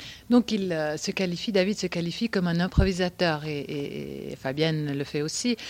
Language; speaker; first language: French; native; French